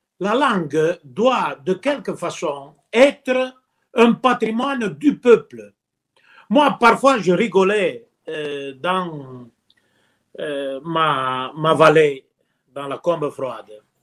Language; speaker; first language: French; non-native, local second language; Italian